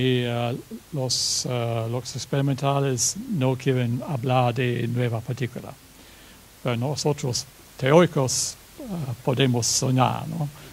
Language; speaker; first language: Spanish; non-native, fluent; English